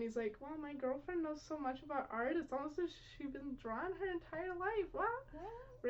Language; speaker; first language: English; native; English